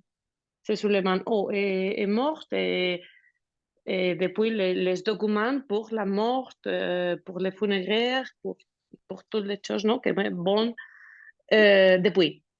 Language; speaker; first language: French; non-native, learner; Spanish